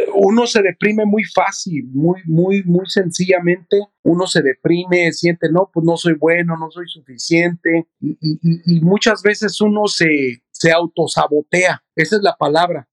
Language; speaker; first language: Spanish; native; Spanish